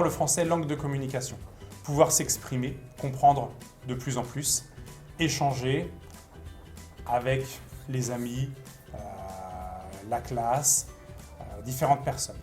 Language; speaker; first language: French; native; French